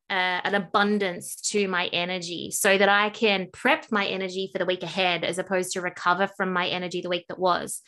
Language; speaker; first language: English; native; English